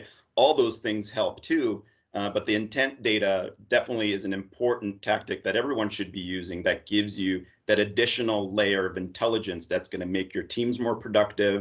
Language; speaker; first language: English; native; English